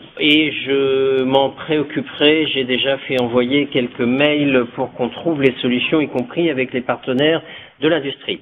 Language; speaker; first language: French; native; French